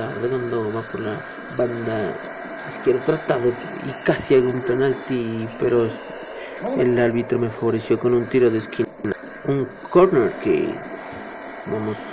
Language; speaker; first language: Spanish; native; Spanish